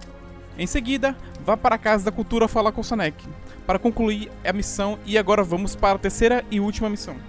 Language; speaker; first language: Portuguese; native; Portuguese